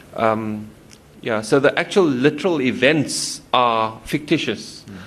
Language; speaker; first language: English; native; English